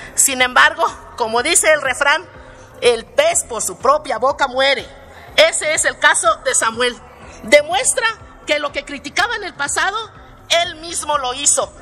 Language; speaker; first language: Spanish; native; Spanish